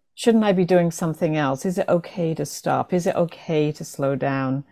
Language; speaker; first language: English; native; English